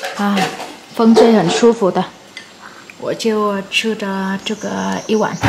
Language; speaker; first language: Chinese; non-native, fluent; Vietnamese